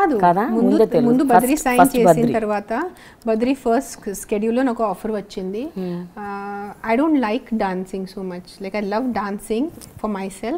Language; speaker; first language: Telugu; non-native, local second language; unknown